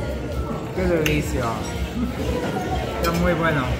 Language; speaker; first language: Spanish; native; Spanish